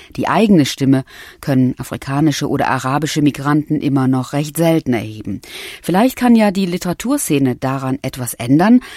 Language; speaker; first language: German; native; German